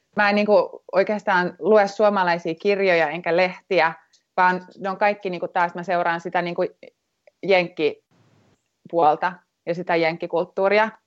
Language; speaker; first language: Finnish; native; Finnish